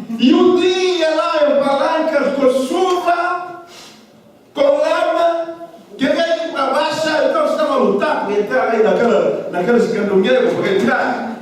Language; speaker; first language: Portuguese; non-native, fluent; Lingala